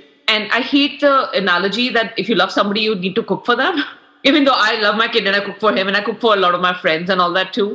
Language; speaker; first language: English; non-native, local second language; Hindi